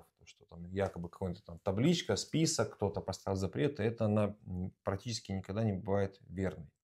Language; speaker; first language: Russian; native; Russian